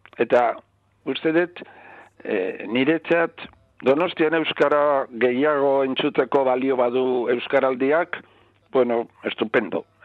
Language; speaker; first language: Basque; non-native, local second language; Spanish